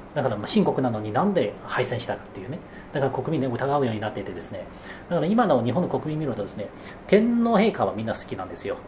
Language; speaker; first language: Japanese; non-native, fluent; Chinese